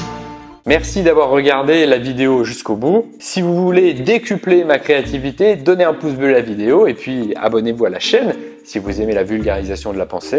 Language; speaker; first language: French; native; French